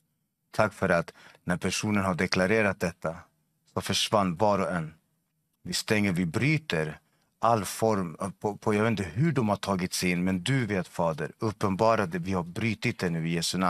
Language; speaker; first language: Swedish; non-native, fluent; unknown